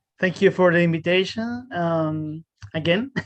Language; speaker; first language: English; non-native, learner; Spanish